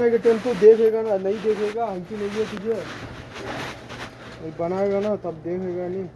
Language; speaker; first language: Hindi; non-native, local second language; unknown